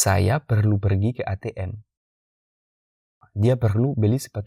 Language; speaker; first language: Indonesian; non-native, fluent; French